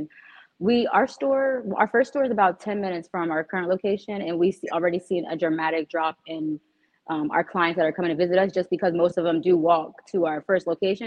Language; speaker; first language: English; native; English